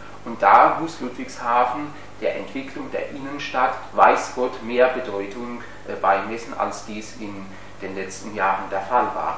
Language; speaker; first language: German; native; German